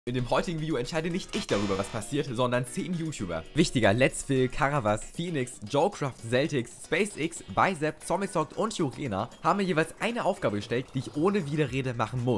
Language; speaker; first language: German; native; German